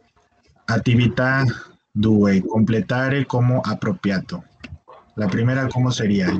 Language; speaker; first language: Italian; non-native, learner; Spanish